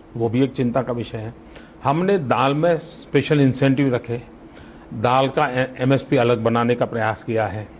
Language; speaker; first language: Hindi; non-native, local second language; Gujarati